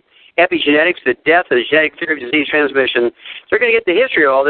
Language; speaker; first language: English; native; English